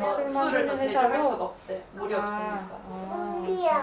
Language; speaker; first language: Korean; native; Korean